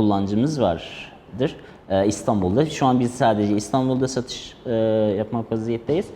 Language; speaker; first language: Turkish; non-native, fluent; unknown